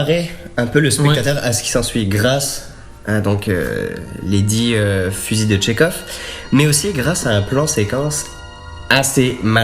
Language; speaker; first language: French; native; French